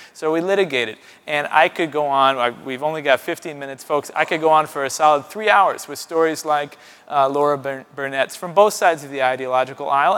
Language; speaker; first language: English; native; English